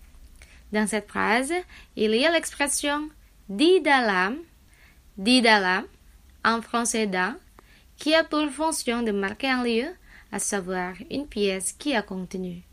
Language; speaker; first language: French; non-native, fluent; Indonesian